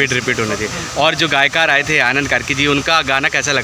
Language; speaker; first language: Hindi; native; Hindi